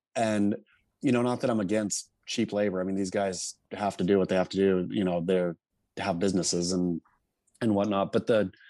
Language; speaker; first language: English; native; English